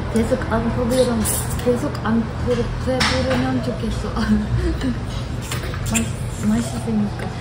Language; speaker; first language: Korean; non-native, learner; Ukrainian